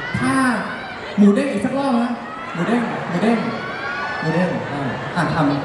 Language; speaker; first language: Thai; native; Thai